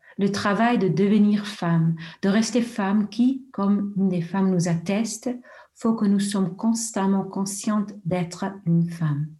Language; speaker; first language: French; non-native, local second language; German